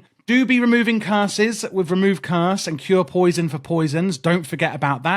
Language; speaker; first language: English; native; English